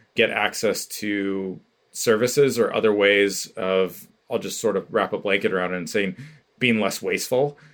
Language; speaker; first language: English; native; English